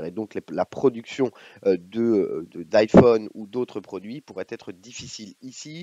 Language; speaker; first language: French; native; French